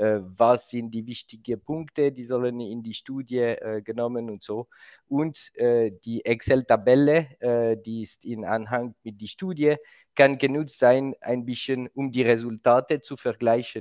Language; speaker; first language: German; non-native, local second language; French